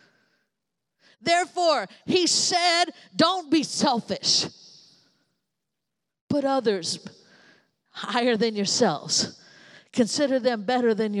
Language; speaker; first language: English; native; English